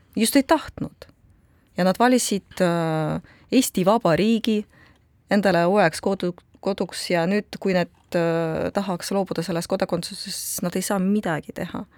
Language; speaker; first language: Estonian; non-native, local second language; Russian